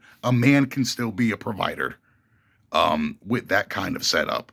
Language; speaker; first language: English; native; English